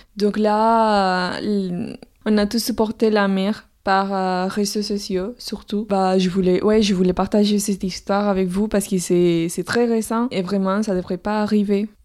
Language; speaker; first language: French; non-native, fluent; Spanish